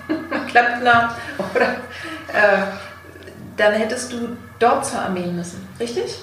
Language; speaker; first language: German; native; German